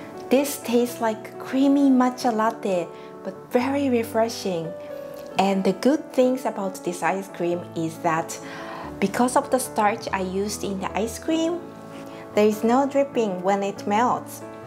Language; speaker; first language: English; non-native, fluent; Japanese